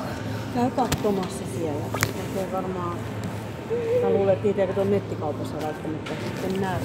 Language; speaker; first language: Finnish; native; Finnish